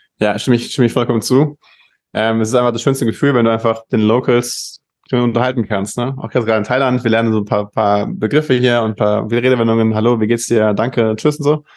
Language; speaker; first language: German; native; German